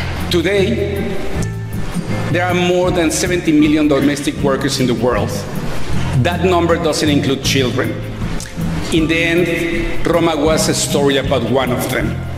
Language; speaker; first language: English; non-native, fluent; Spanish